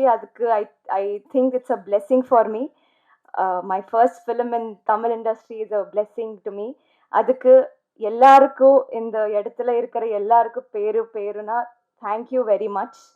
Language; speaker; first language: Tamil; non-native, learner; Telugu